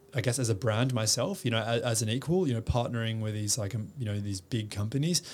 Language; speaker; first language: English; native; English